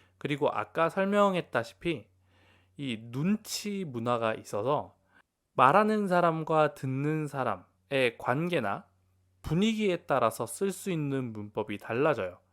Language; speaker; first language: Korean; native; Korean